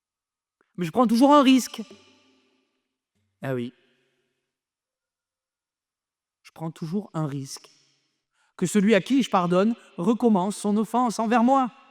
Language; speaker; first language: French; native; French